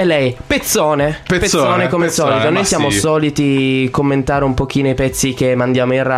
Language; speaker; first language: Italian; native; Italian